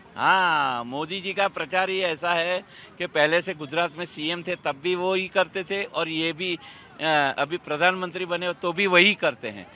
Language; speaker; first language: Hindi; non-native, local second language; Gujarati